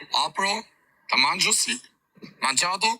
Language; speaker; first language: Italian; non-native, learner; Albanian